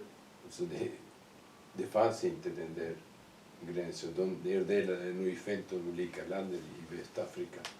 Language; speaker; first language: Swedish; non-native, fluent; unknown